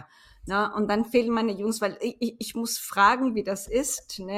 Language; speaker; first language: German; non-native, fluent; Spanish